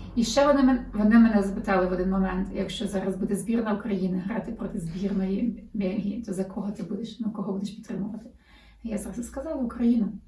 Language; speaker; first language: Ukrainian; early bilingual, heritage; Ukrainian